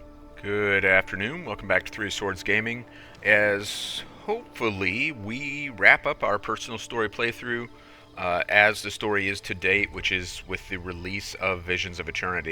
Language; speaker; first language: English; native; English